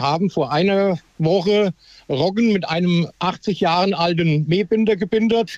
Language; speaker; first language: German; native; German